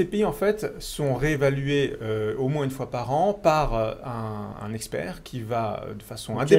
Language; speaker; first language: French; native; French